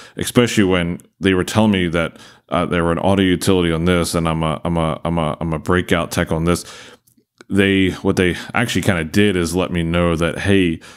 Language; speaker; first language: English; native; English